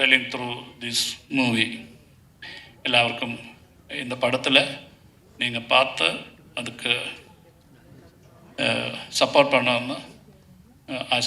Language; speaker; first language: Tamil; non-native, learner; Malayalam